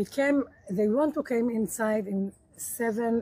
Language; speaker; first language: English; non-native, learner; Hebrew